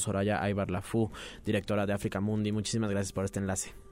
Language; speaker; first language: Spanish; native; Spanish